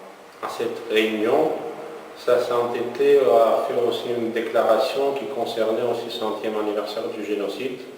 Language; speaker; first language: French; non-native, fluent; Armenian